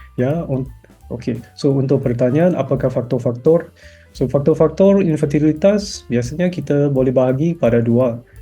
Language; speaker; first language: Malay; non-native, local second language; Chinese